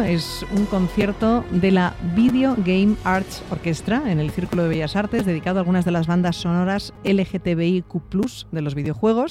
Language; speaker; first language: Spanish; native; Spanish